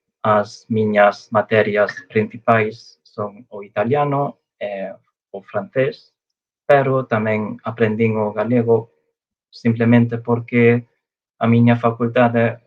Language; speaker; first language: Galician; non-native, fluent; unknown